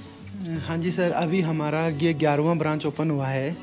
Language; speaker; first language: Hindi; native; Hindi